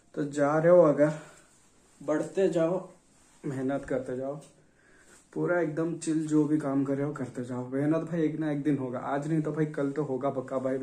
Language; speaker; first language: Hindi; non-native, local second language; Odia